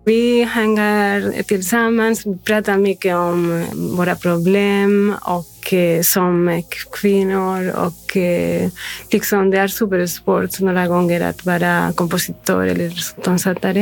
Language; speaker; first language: Swedish; non-native, fluent; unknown